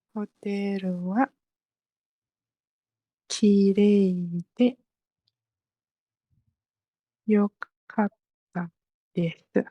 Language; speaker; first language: Japanese; non-native, fluent; Malay